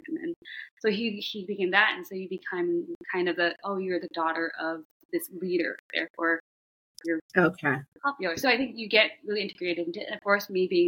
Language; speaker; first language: English; native; English